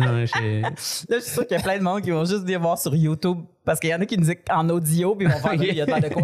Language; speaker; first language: French; native; French